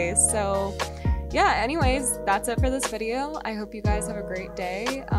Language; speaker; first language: English; native; English